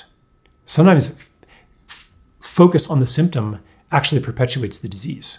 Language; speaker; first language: English; native; English